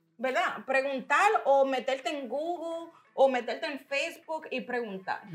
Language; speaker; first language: Spanish; early bilingual, heritage; Spanish